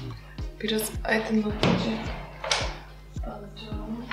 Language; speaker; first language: Turkish; non-native, fluent; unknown